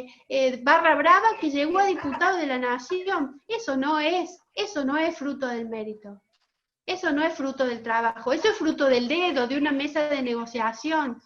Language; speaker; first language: Spanish; native; Spanish